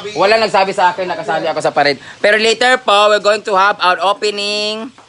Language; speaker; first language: Filipino; non-native, local second language; Cebuano